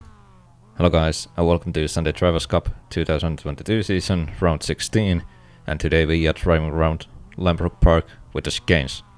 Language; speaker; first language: English; non-native, fluent; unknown